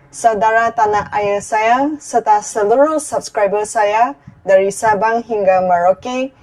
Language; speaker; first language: Malay; non-native, local second language; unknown